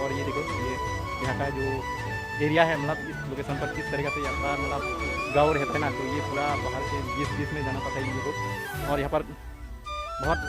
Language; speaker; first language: Hindi; non-native, local second language; Karbi